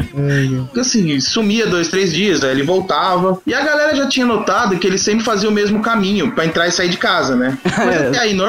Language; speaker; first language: Portuguese; native; Portuguese